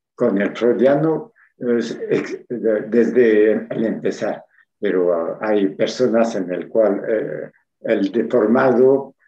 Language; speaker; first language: Spanish; non-native, fluent; French